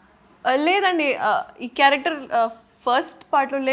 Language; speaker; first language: Telugu; non-native, local second language; Urdu